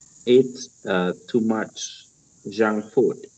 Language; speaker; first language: English; non-native, learner; Vietnamese